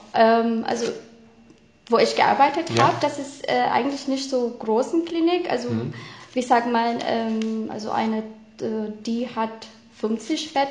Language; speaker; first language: German; non-native, fluent; Filipino